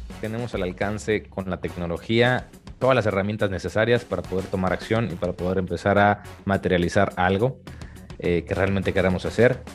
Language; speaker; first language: Spanish; native; Spanish